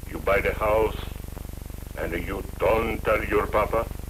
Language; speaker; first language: English; non-native, fluent; Italian